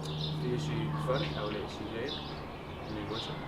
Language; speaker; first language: Arabic; non-native, learner; English